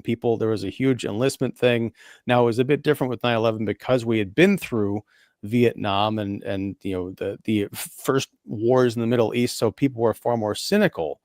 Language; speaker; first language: English; native; English